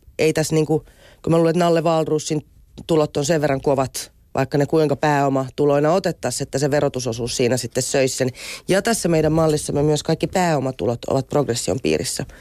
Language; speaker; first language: Finnish; non-native, local second language; Swedish